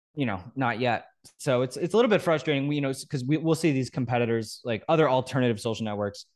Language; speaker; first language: English; native; English